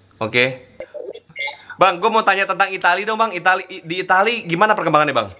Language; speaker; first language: Indonesian; native; Indonesian